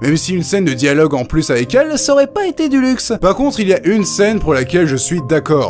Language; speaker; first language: French; native; French